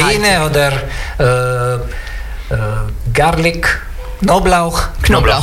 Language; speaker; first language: German; non-native, learner; Italian